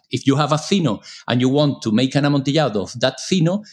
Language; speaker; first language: English; non-native, fluent; Spanish